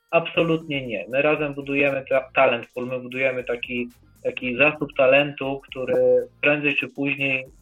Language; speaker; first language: Polish; native; Polish